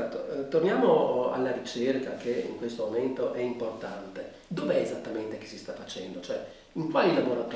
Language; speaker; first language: Italian; native; Italian